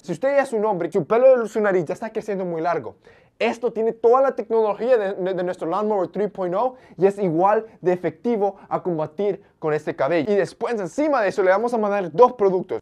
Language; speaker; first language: Spanish; early bilingual, heritage; Spanish